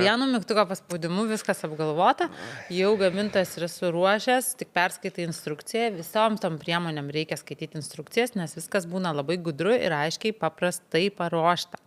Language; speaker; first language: Lithuanian; native; Lithuanian